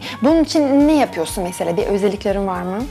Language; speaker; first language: Turkish; non-native, fluent; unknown